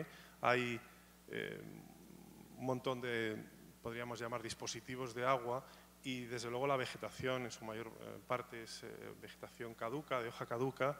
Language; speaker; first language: Spanish; native; Spanish